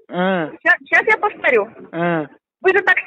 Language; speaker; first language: Russian; native; Russian